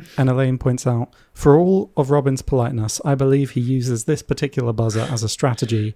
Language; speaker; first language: English; native; English